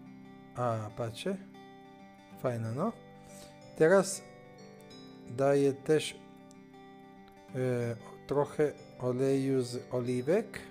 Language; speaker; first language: Polish; non-native, fluent; Italian